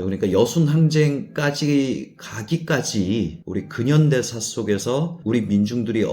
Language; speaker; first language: Korean; native; Korean